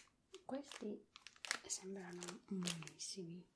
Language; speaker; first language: Italian; non-native, learner; Spanish